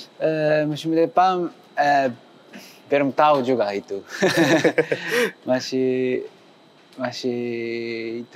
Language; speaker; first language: Indonesian; non-native, learner; Japanese